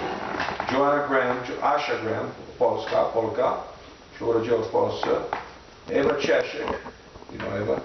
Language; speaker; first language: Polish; non-native, learner; English